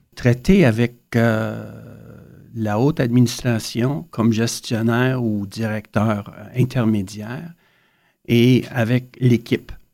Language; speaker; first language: French; native; French